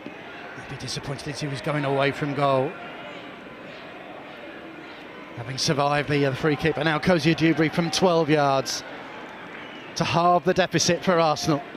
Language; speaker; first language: English; native; English